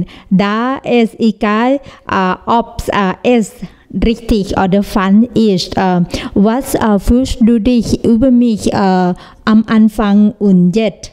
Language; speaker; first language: German; non-native, learner; Thai